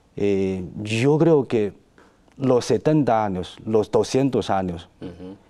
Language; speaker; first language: Spanish; non-native, fluent; Chinese